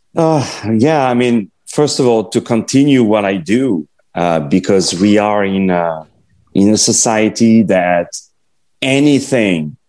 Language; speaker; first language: English; non-native, fluent; French